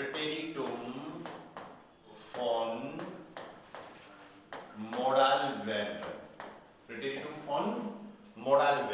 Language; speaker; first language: German; non-native, fluent; Hindi